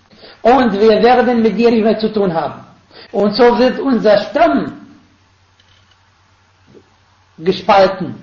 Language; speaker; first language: German; non-native, fluent; Arabic